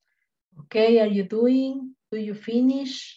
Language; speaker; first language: English; non-native, learner; Spanish